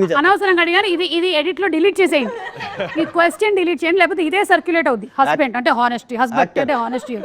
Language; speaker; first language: Telugu; non-native, local second language; Malayalam